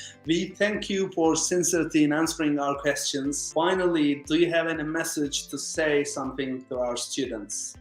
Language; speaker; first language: English; non-native, fluent; Turkish